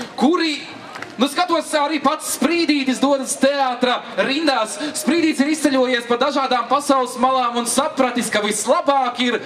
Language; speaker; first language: Latvian; native; Latvian